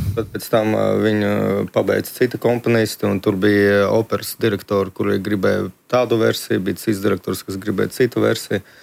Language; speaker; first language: Latvian; early bilingual, other home language; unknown